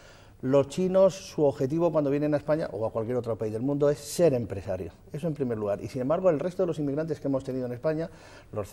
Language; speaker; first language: Spanish; native; Spanish